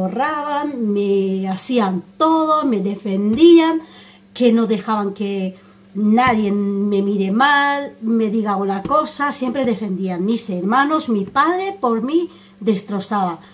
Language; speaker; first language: Spanish; non-native, fluent; Armenian